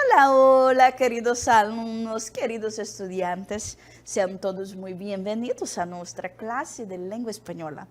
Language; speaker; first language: Spanish; non-native, fluent; Portuguese